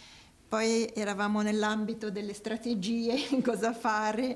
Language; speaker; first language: Italian; native; Italian